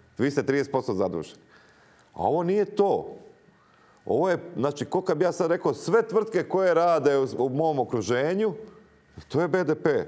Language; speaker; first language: Croatian; native; Croatian